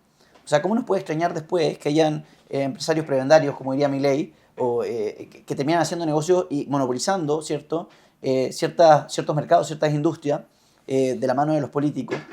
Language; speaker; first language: Spanish; native; Spanish